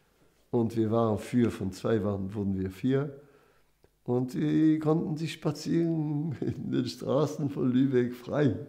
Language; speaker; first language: German; non-native, fluent; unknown